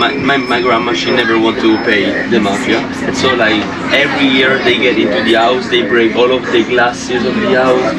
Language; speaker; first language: English; non-native, fluent; Italian